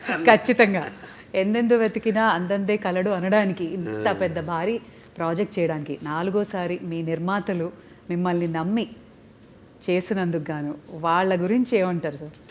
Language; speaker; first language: Telugu; native; Telugu